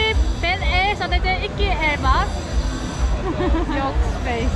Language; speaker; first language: Turkish; non-native, learner; Korean